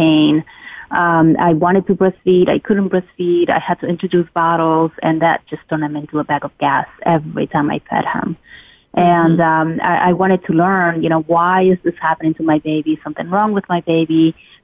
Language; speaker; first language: English; non-native, fluent; Spanish